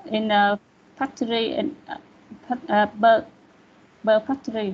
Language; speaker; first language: English; non-native, learner; Vietnamese